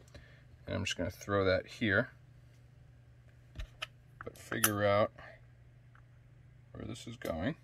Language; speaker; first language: English; native; English